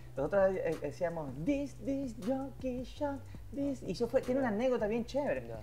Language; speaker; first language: Spanish; native; Spanish